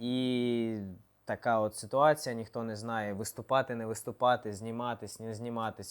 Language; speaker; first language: Ukrainian; non-native, local second language; Russian